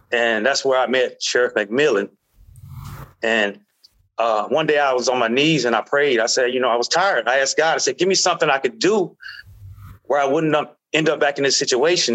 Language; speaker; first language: English; native; English